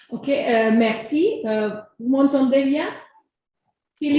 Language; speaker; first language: French; non-native, fluent; Croatian